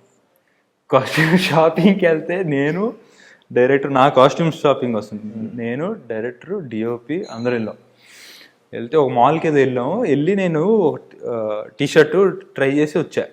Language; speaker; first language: Telugu; native; Telugu